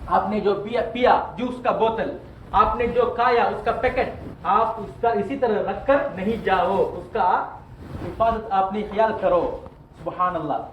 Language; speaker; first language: Urdu; non-native, learner; Tamil